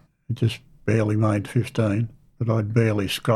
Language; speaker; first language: English; native; English